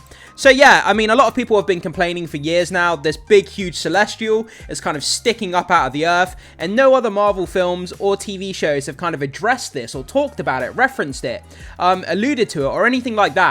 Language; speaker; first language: English; native; English